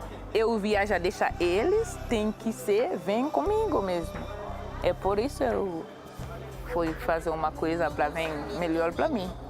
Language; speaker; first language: Portuguese; non-native, learner; Haitian Creole